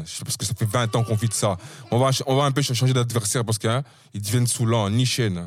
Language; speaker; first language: French; native; French